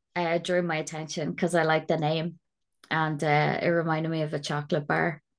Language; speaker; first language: English; native; English